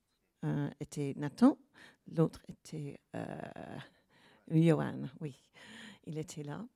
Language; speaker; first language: French; non-native, learner; English